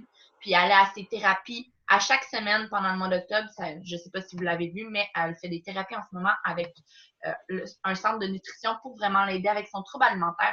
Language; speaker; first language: French; native; French